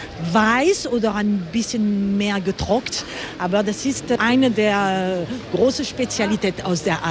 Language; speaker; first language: German; non-native, learner; French